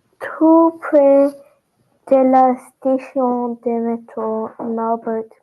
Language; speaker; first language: French; non-native, fluent; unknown